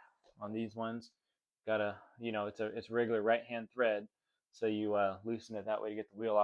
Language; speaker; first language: English; native; English